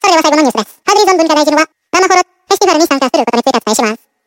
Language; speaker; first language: Japanese; non-native, fluent; Indonesian